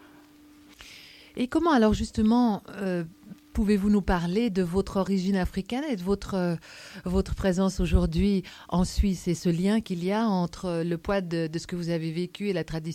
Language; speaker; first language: French; native; French